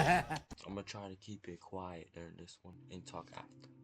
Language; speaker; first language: English; native; English